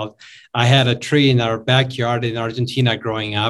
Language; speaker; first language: English; non-native, fluent; Spanish